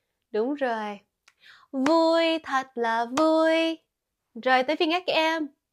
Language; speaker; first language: Vietnamese; early bilingual, heritage; Vietnamese